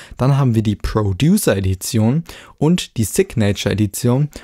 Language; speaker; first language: German; native; German